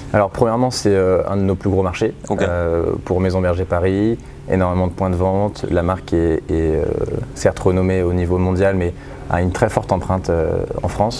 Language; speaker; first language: French; native; French